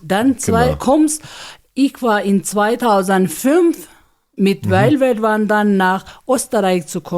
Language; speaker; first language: German; non-native, learner; Ladakhi